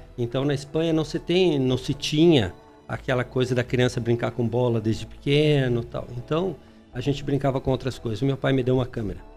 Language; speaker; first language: Portuguese; early bilingual, other home language; Spanish